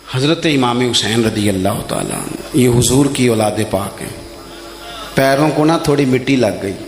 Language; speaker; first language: Urdu; non-native, local second language; Punjabi